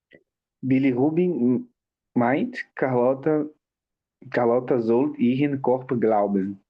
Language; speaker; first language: German; non-native, learner; Portuguese